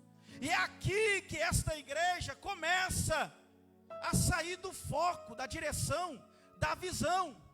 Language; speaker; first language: Portuguese; native; Portuguese